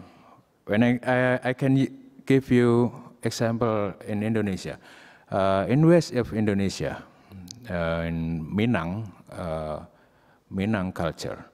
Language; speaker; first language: English; non-native, learner; Indonesian